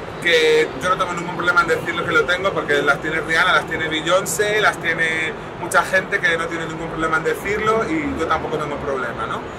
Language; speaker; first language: Spanish; native; Spanish